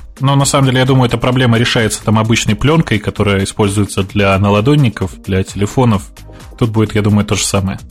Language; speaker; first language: Russian; native; Russian